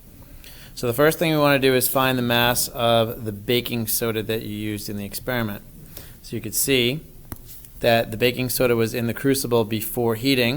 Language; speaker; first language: English; native; English